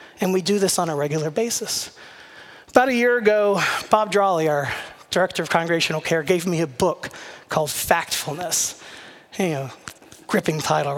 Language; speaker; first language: English; native; English